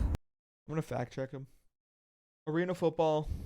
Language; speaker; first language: English; native; English